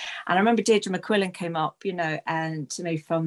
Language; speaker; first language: English; native; English